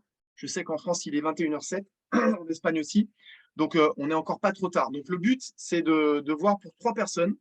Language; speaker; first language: French; native; French